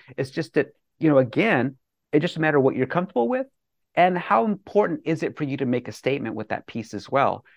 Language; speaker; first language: English; native; English